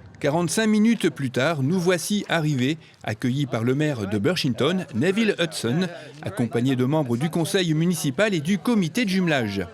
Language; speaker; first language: French; native; French